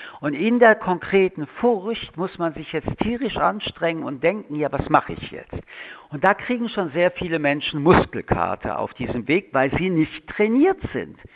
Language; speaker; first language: German; early bilingual, other home language; French